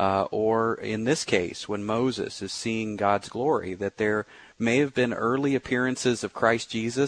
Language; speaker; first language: English; native; English